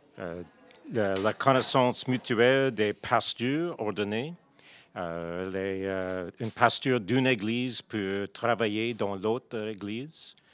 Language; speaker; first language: French; non-native, local second language; English